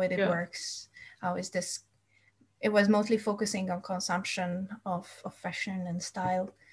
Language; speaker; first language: English; non-native, fluent; Hungarian